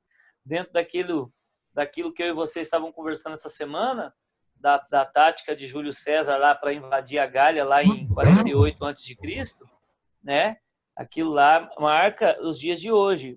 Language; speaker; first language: Portuguese; native; Portuguese